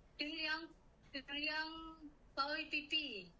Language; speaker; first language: Cantonese; non-native, learner; Indonesian